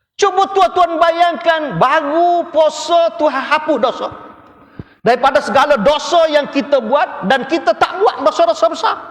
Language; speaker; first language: Malay; native; Malay